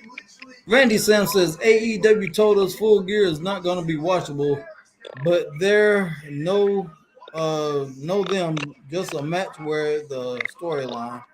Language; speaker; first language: English; native; English